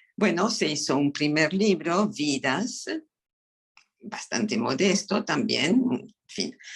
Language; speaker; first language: Spanish; non-native, fluent; French